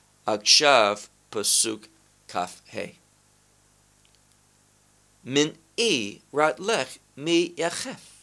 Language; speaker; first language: Hebrew; non-native, fluent; English